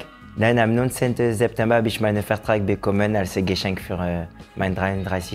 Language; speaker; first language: German; non-native, fluent; French